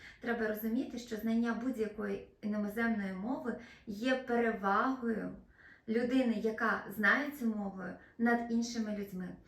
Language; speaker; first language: Ukrainian; non-native, local second language; Russian